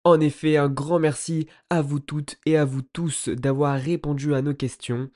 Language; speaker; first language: French; native; French